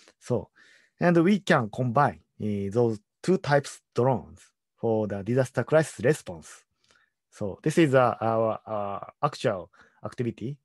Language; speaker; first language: English; non-native, learner; Japanese